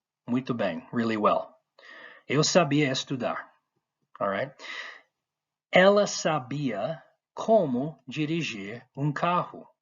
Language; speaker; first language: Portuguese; non-native, fluent; English